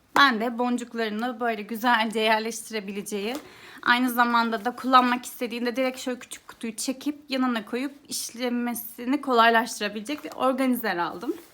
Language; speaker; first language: Turkish; early bilingual, heritage; Turkish